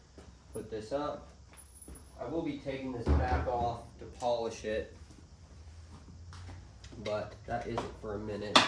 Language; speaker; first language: English; native; English